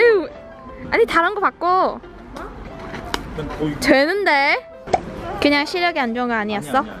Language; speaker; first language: Korean; non-native, fluent; Cantonese